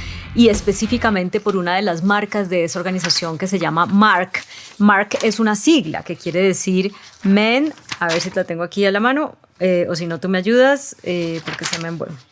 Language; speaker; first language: Spanish; native; Spanish